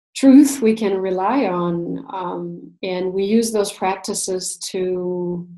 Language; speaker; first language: English; non-native, fluent; Russian